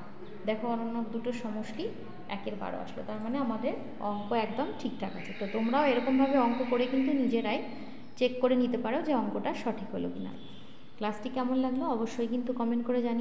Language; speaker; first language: Bangla; native; Bangla